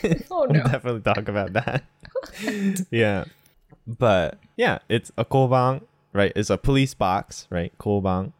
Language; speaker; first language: English; native; English